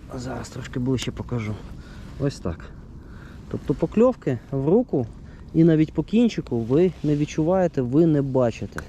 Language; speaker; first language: Ukrainian; non-native, local second language; Russian